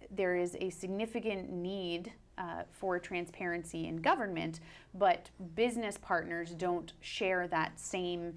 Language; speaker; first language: English; native; English